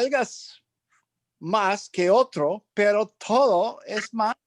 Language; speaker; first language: Spanish; non-native, learner; English